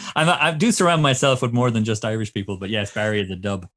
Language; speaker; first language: English; native; English